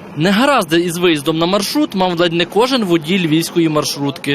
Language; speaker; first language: Ukrainian; native; Ukrainian